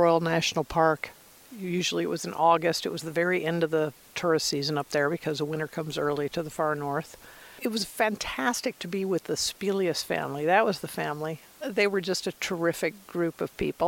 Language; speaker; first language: English; native; English